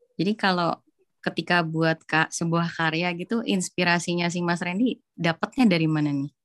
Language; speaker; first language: Indonesian; native; Indonesian